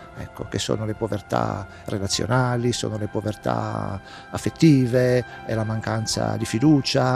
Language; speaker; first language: Italian; native; Italian